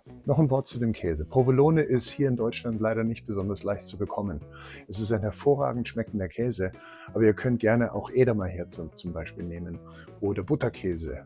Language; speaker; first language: German; native; German